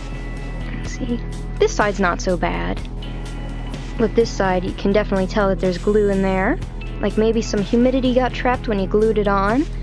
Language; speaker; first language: English; native; English